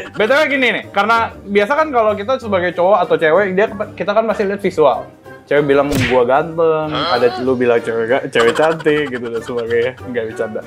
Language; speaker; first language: Indonesian; native; Indonesian